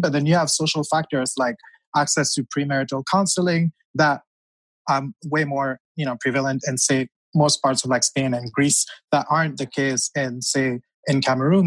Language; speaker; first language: English; non-native, local second language; French